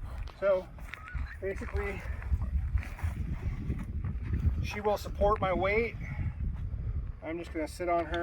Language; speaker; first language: English; native; English